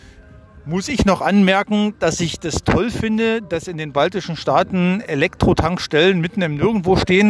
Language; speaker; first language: German; native; German